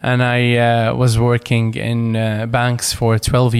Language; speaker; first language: English; non-native, fluent; Arabic